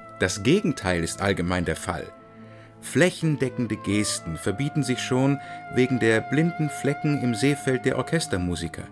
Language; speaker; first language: German; native; German